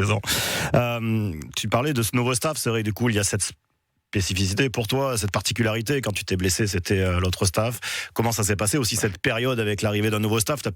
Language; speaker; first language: French; native; French